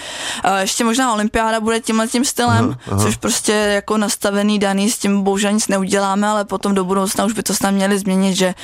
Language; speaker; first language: Czech; native; Czech